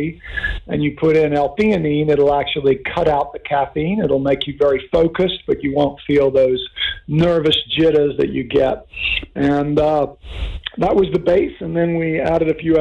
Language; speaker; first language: English; native; English